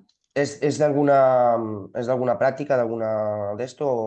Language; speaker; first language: Spanish; native; Spanish